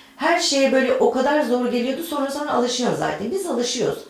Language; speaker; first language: Turkish; native; Turkish